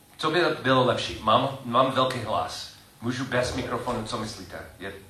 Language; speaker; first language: Czech; non-native, learner; English